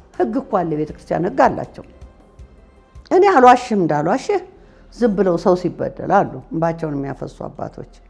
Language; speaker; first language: Amharic; non-native, local second language; Tigrinya